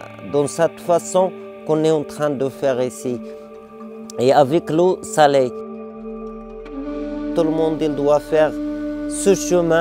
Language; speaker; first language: French; non-native, learner; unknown